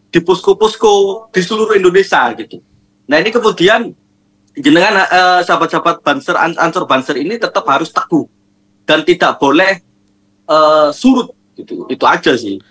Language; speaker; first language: Indonesian; non-native, local second language; Madurese